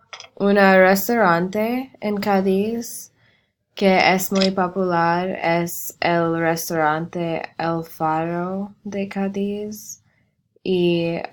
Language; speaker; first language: Spanish; non-native, learner; English